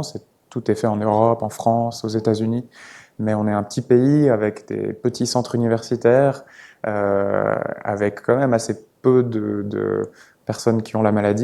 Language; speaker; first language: French; native; French